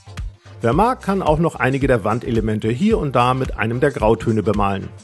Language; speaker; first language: German; native; German